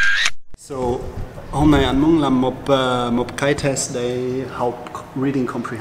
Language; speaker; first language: Vietnamese; non-native, learner; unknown